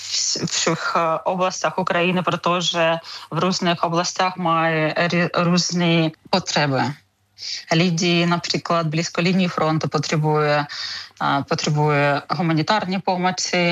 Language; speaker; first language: Czech; non-native, fluent; Ukrainian